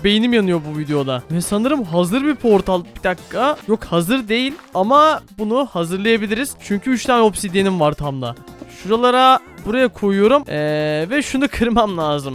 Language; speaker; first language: Turkish; native; Turkish